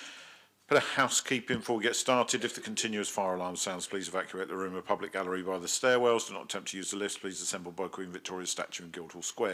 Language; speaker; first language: English; native; English